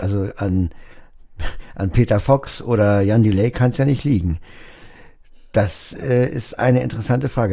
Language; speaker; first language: German; native; German